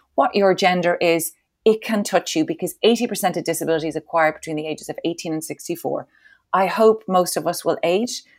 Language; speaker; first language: English; native; English